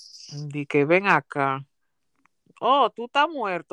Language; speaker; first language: Spanish; early bilingual, heritage; Spanish